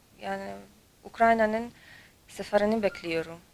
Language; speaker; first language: Turkish; non-native, fluent; Ukrainian